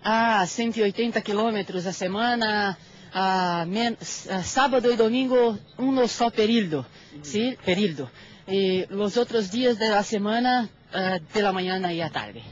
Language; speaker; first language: Spanish; non-native, learner; Portuguese